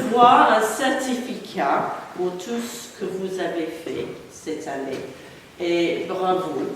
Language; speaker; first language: French; non-native, fluent; English